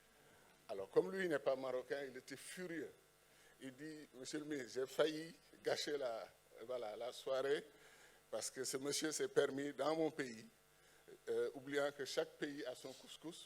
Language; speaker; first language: French; non-native, local second language; Wolof